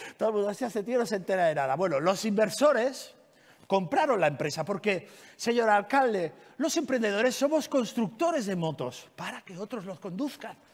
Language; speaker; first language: Spanish; non-native, local second language; Catalan